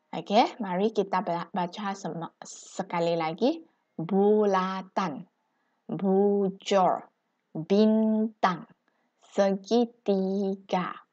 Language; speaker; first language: Malay; non-native, local second language; Chinese